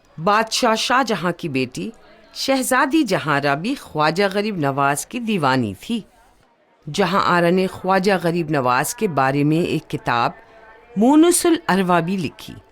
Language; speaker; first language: Urdu; native; Urdu